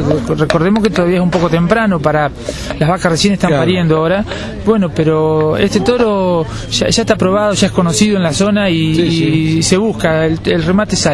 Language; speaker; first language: Spanish; native; Spanish